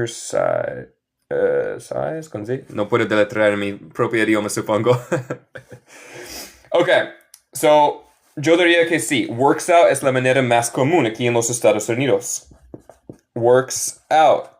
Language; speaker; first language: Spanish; non-native, fluent; English